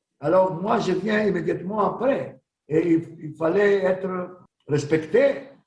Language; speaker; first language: French; non-native, learner; Greek